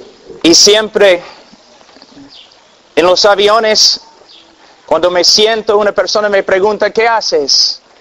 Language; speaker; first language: Spanish; non-native, fluent; English